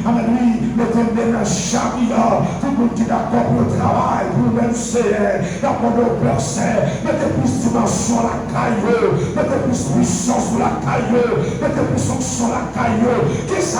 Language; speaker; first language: French; non-native, local second language; Haitian Creole